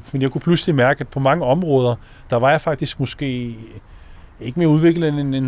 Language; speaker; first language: Danish; native; Danish